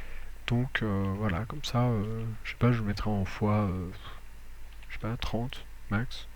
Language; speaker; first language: French; native; French